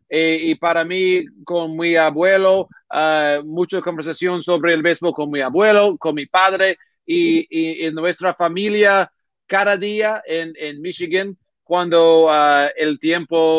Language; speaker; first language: Spanish; non-native, learner; English